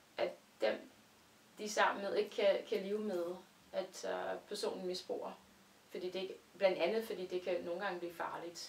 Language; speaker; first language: Danish; non-native, fluent; English